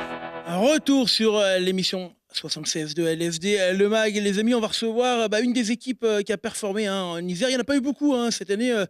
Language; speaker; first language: French; native; French